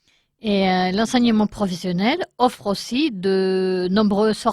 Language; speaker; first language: French; non-native, learner; Spanish